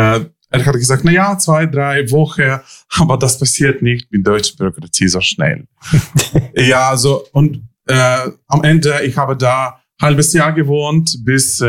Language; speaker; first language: German; non-native, learner; Ukrainian